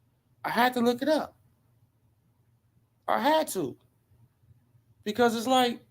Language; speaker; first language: English; native; English